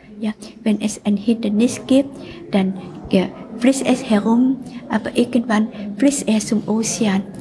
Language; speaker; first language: German; non-native, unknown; Vietnamese